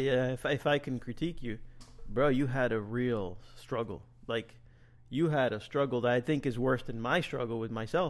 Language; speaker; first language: English; native; English